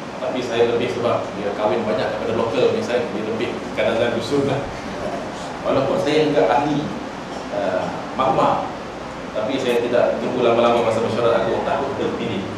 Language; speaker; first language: Malay; non-native, local second language; Central Dusun